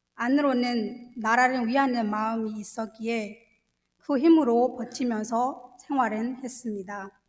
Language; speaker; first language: Korean; non-native, fluent; Burmese